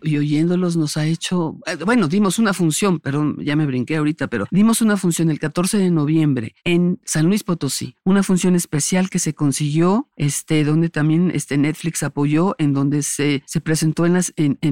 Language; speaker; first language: Spanish; native; Spanish